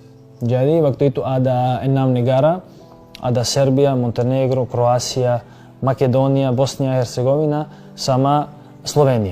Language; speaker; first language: Indonesian; non-native, fluent; Serbian